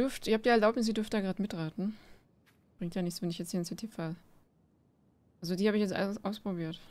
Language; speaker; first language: German; native; German